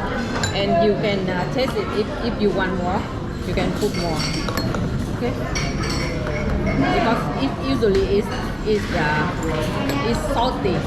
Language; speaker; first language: English; non-native, learner; Vietnamese